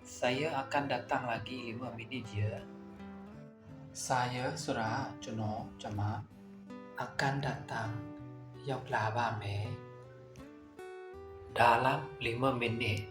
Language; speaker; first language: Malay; non-native, learner; Burmese